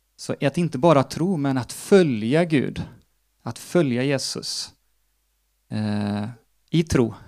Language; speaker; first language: Swedish; non-native, fluent; Portuguese